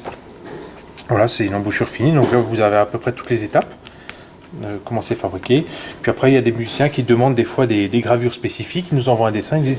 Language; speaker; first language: French; native; French